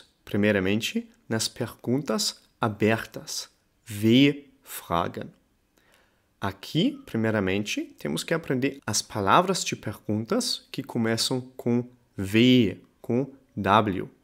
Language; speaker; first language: Portuguese; non-native, fluent; German